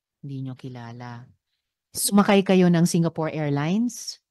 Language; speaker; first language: Filipino; native; Filipino